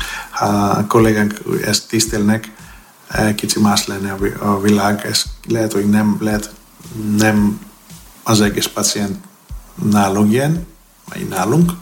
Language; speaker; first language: Hungarian; non-native, learner; Greek